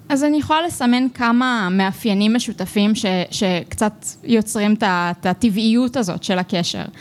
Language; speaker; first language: Hebrew; native; Hebrew